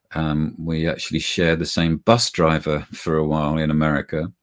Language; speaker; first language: English; native; English